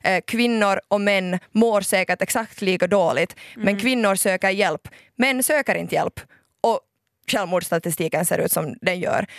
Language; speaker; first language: Swedish; native; Swedish